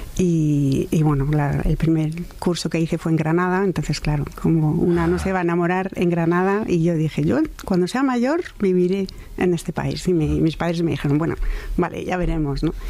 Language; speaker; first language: Spanish; non-native, fluent; French